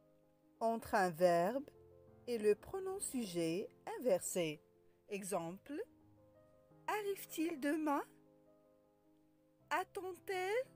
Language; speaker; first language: French; non-native, local second language; Arabic